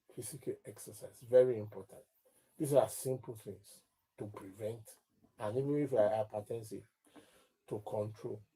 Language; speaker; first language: English; non-native, local second language; Yoruba